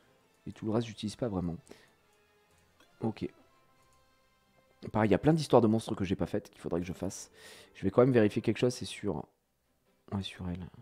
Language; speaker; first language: French; native; French